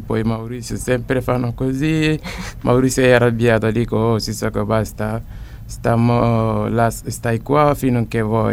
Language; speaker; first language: Italian; non-native, learner; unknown